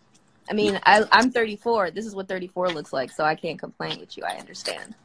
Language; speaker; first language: English; native; English